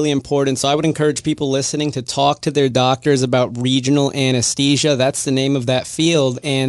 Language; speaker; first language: English; native; English